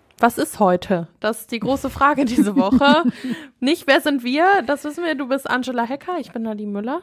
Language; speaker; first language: German; native; German